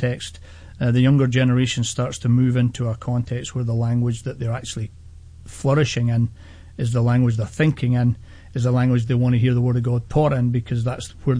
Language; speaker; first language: English; native; English